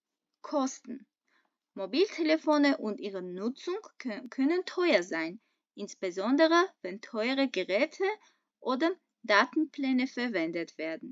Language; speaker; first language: German; non-native, fluent; Armenian